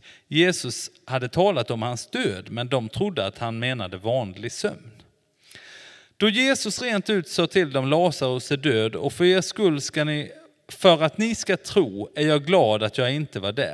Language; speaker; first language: Swedish; non-native, fluent; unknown